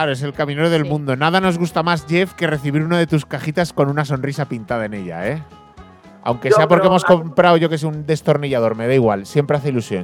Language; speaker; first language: Spanish; native; Spanish